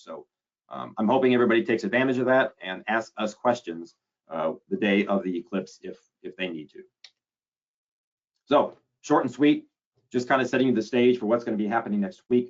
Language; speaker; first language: English; native; English